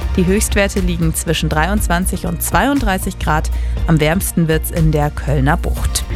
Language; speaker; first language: German; native; German